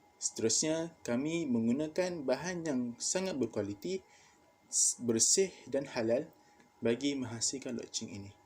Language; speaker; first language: Malay; native; Malay